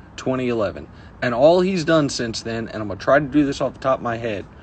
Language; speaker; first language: English; native; English